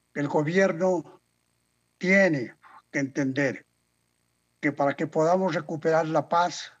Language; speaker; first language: Spanish; native; Spanish